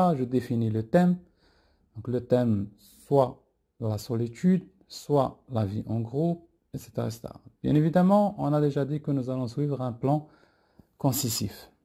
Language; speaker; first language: French; non-native, local second language; Arabic